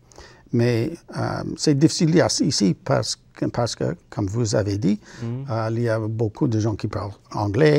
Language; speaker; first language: French; non-native, learner; English